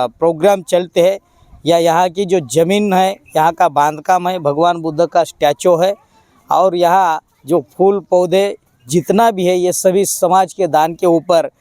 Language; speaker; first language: Hindi; non-native, local second language; Marathi